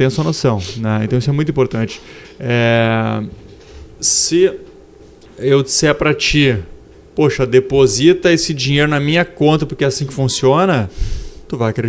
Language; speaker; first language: Portuguese; native; Portuguese